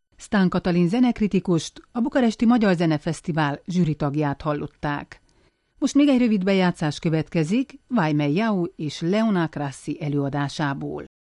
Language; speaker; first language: Hungarian; native; Hungarian